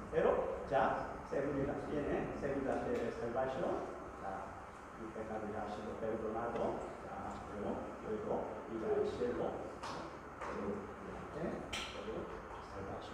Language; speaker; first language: Spanish; non-native, learner; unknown